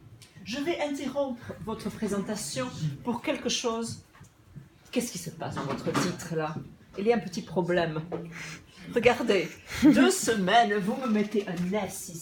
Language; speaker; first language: French; non-native, fluent; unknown